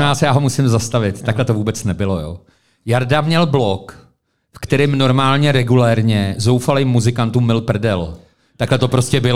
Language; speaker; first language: Czech; native; Czech